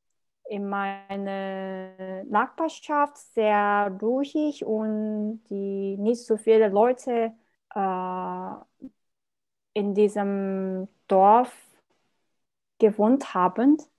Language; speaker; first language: German; non-native, learner; Korean